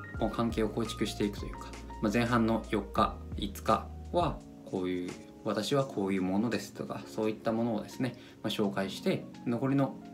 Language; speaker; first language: Japanese; native; Japanese